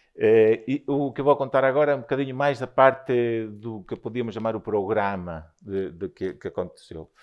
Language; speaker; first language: Portuguese; non-native, fluent; Spanish